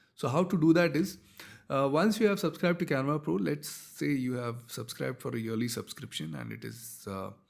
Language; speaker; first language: English; non-native, local second language; Kannada